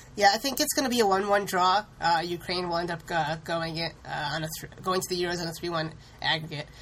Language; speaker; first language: English; early bilingual, other home language; Hindi